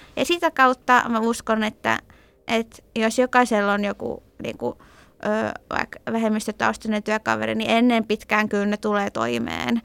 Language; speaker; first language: Finnish; early bilingual, other home language; Persian